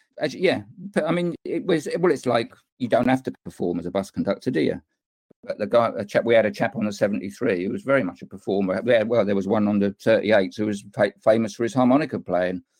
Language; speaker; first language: English; native; English